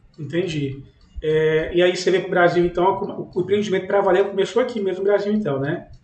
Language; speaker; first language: Portuguese; native; Portuguese